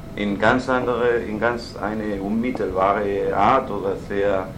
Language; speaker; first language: German; non-native, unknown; Spanish